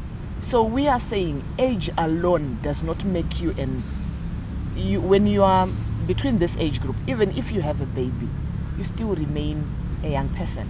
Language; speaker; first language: English; non-native, local second language; Shona